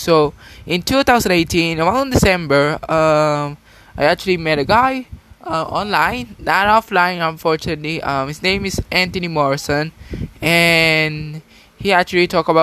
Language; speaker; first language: English; non-native, local second language; Filipino